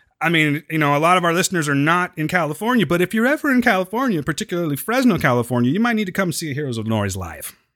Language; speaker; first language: English; native; English